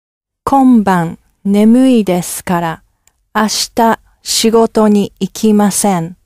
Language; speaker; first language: Japanese; non-native, learner; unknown